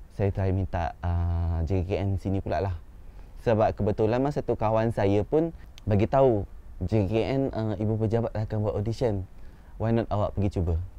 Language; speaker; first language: Malay; non-native, local second language; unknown